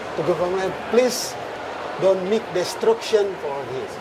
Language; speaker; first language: English; non-native, learner; Indonesian